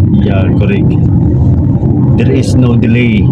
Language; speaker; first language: English; non-native, learner; Filipino